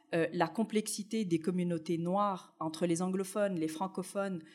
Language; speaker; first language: French; early bilingual, other home language; Arabic